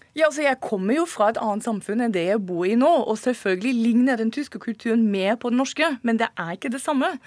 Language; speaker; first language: Norwegian; non-native, fluent; German